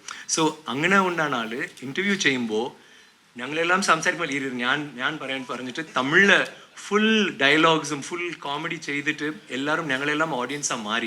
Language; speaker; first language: Malayalam; non-native, learner; Tamil